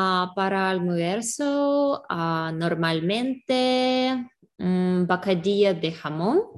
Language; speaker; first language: Spanish; non-native, learner; English